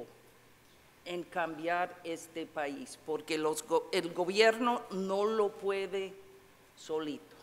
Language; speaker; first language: Spanish; non-native, fluent; English